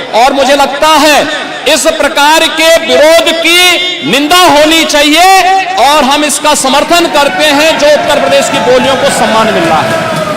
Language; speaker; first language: Hindi; native; Hindi